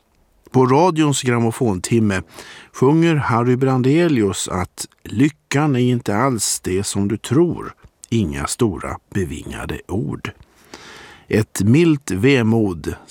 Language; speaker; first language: Swedish; native; Swedish